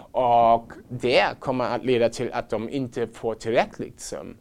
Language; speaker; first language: Swedish; non-native, fluent; German